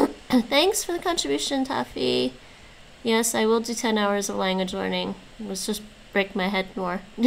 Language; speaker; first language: English; native; English